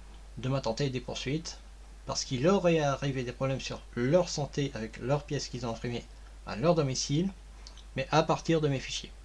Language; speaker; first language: French; native; French